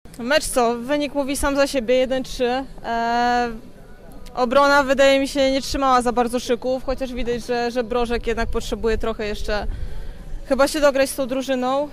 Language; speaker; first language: Polish; native; Polish